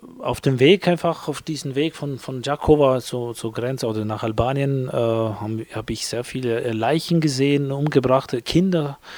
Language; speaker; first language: German; non-native, fluent; Albanian